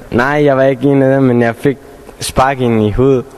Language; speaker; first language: Danish; non-native, fluent; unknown